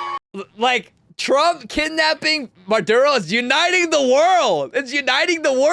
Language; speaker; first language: English; native; English